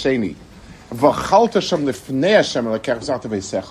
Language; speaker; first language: English; native; English